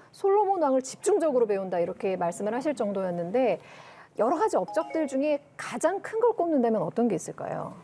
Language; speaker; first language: Korean; native; Korean